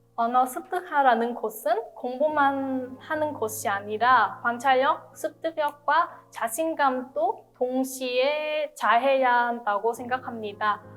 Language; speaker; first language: Korean; non-native, fluent; Vietnamese